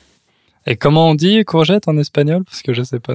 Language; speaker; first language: French; native; French